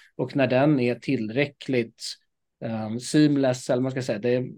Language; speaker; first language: Swedish; native; Swedish